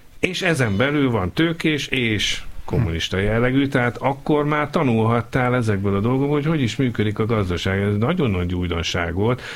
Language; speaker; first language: Hungarian; native; Hungarian